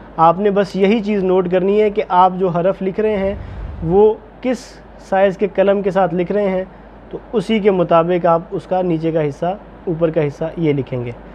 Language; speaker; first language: Urdu; non-native, local second language; Punjabi